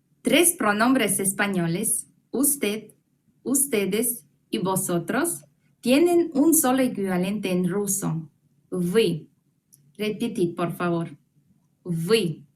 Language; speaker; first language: Spanish; non-native, fluent; Russian